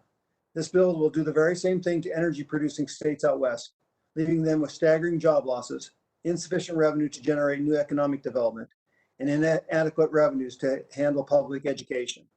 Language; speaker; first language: English; native; English